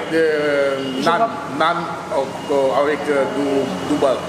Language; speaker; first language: French; non-native, fluent; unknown